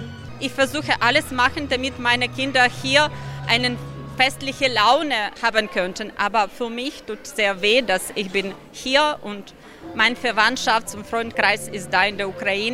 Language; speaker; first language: German; non-native, learner; Ukrainian